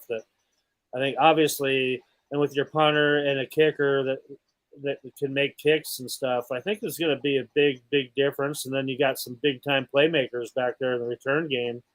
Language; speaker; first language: English; native; English